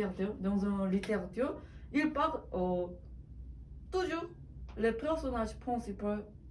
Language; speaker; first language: French; non-native, learner; Korean